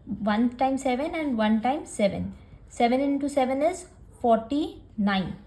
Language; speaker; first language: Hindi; native; Hindi